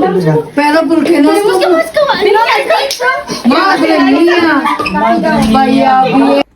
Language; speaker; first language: Spanish; non-native, fluent; Filipino